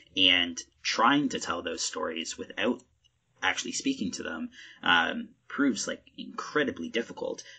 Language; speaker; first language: English; native; English